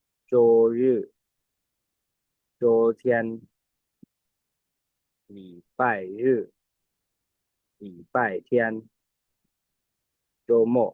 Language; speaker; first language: Chinese; non-native, learner; Lao